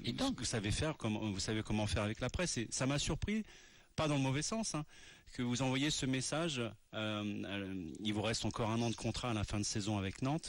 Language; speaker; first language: French; native; French